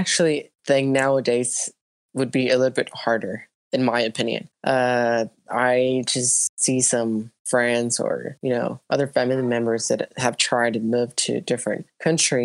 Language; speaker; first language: English; early bilingual, other home language; Spanish